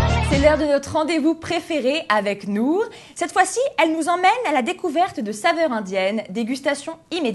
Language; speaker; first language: French; native; French